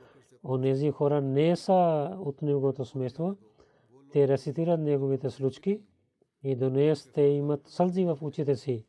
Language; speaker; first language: Bulgarian; non-native, learner; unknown